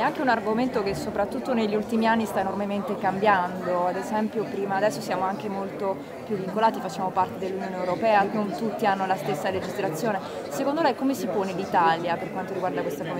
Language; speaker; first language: Italian; native; Italian